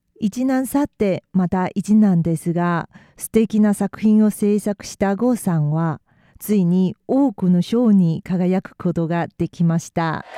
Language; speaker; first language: Japanese; non-native, fluent; Chinese